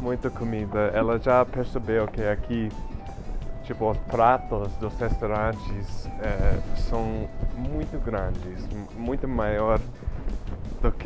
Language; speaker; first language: Portuguese; non-native, fluent; English